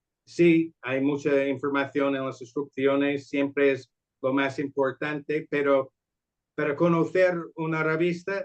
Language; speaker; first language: Spanish; non-native, fluent; English